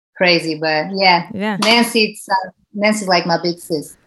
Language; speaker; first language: English; non-native, fluent; Portuguese